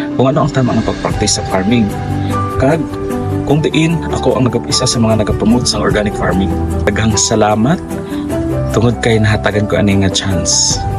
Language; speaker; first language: Cebuano; non-native, local second language; Hiligaynon